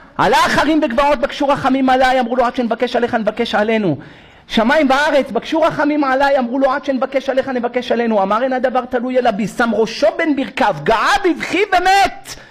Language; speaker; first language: Hebrew; native; Hebrew